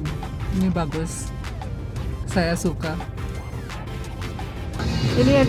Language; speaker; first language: Indonesian; non-native, learner; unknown